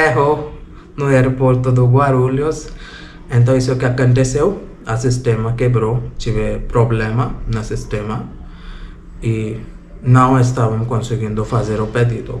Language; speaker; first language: Portuguese; non-native, learner; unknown